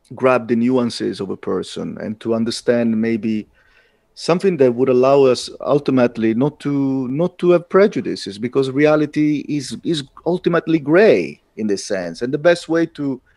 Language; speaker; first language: English; non-native, fluent; Italian